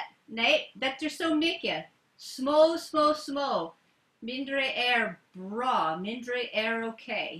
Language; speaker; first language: Swedish; non-native, learner; English